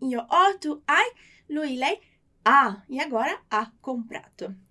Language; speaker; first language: Italian; non-native, fluent; Portuguese